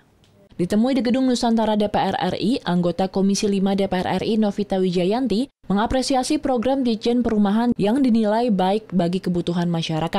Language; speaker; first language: Indonesian; native; Indonesian